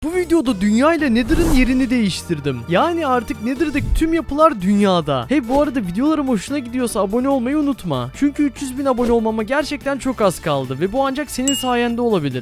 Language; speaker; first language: Turkish; native; Turkish